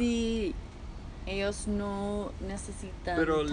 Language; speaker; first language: Spanish; non-native, fluent; English